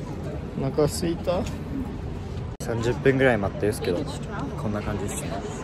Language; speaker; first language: Japanese; native; Japanese